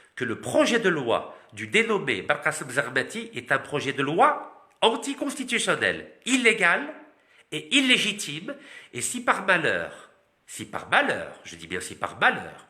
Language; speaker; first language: French; non-native, local second language; Arabic